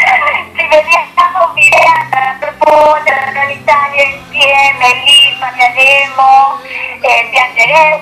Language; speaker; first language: Italian; non-native, learner; Spanish